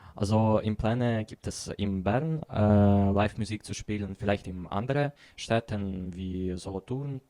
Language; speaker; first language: German; non-native, learner; Ukrainian